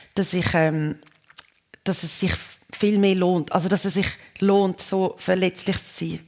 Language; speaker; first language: German; native; German